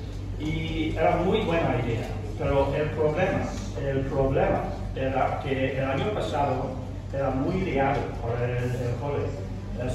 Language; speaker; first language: Spanish; non-native, fluent; English